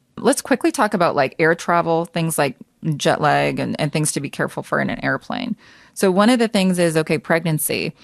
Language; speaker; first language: English; native; English